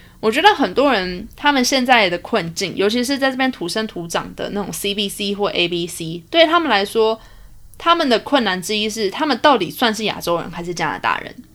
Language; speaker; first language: Chinese; early bilingual, heritage; Chinese